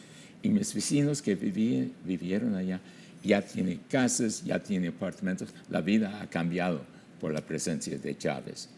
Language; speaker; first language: Spanish; non-native, fluent; English